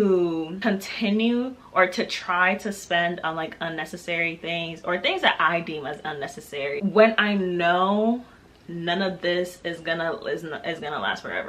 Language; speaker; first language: English; native; English